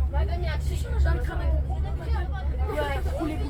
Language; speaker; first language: French; native; French